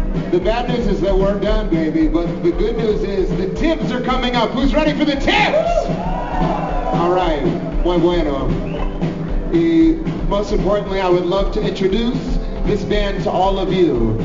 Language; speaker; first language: English; native; English